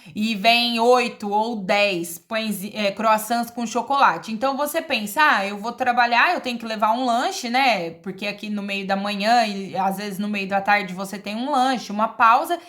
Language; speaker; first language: Portuguese; native; Portuguese